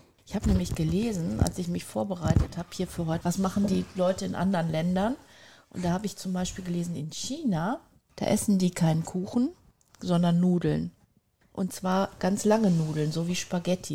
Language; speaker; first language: German; native; German